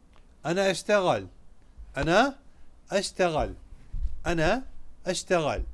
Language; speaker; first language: Arabic; non-native, fluent; Urdu